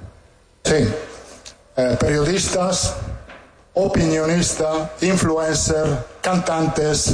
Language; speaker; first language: Portuguese; non-native, learner; Italian